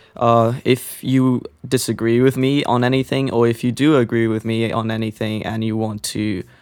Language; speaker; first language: English; non-native, fluent; Portuguese